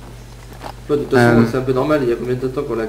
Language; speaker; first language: French; native; French